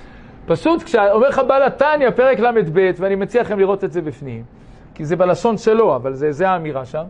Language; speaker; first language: Hebrew; native; Hebrew